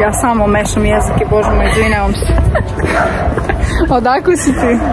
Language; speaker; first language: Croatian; non-native, learner; Russian